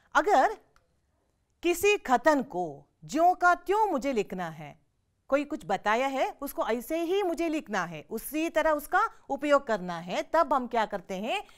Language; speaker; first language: Hindi; non-native, local second language; Kannada